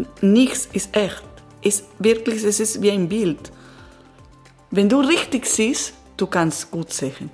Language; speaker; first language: German; non-native, learner; Italian